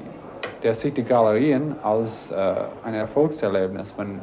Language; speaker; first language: German; non-native, fluent; English